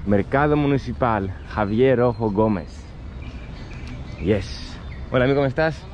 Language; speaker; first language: Spanish; non-native, learner; Greek